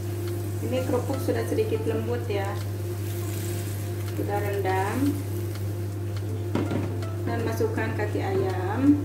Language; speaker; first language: Indonesian; non-native, local second language; Sundanese